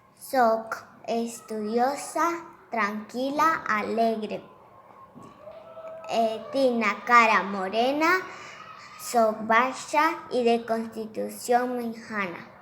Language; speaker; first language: Catalan; non-native, learner; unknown